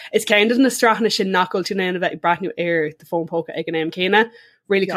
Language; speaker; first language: Irish; non-native, local second language; English